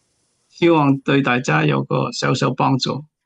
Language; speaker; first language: Chinese; native; Chinese